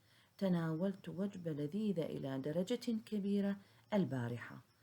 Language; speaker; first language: Arabic; native; Arabic